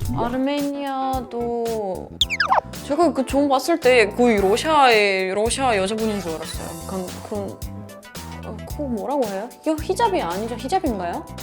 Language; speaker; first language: Korean; non-native, fluent; Russian